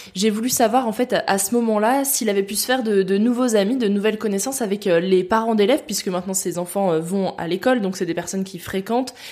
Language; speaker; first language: French; native; French